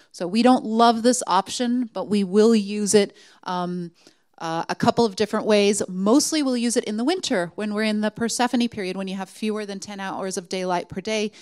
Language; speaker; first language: English; native; English